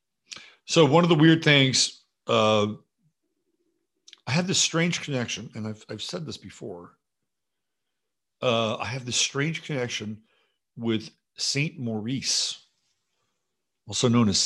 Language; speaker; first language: English; native; English